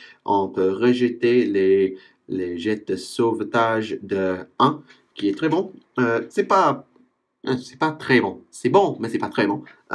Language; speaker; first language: French; non-native, fluent; English